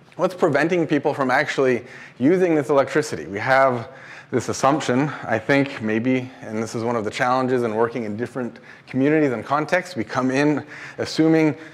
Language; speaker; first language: English; native; English